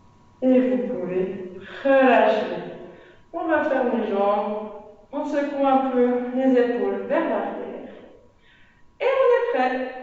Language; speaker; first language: French; native; French